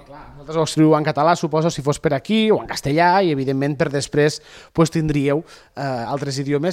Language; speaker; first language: Catalan; native; Catalan